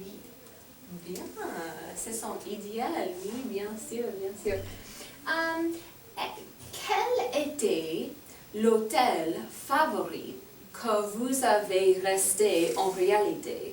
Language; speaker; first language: French; non-native, fluent; English